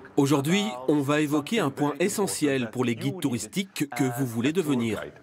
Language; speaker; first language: French; native; French